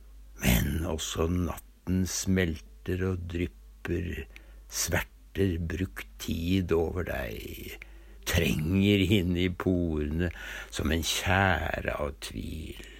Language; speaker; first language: Norwegian; native; Norwegian